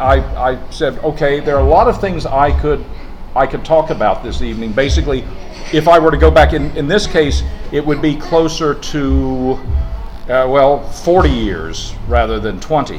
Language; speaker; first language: English; native; English